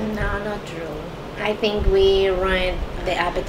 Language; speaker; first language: English; non-native, fluent; Spanish